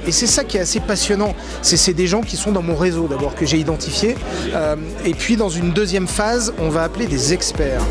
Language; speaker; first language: French; native; French